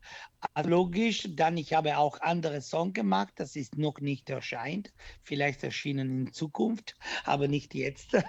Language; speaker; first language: German; non-native, fluent; Italian